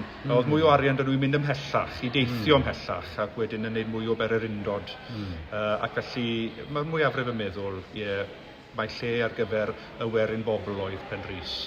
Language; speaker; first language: Welsh; native; Welsh